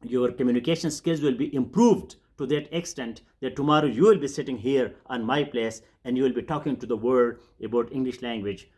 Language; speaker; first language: English; non-native, local second language; Urdu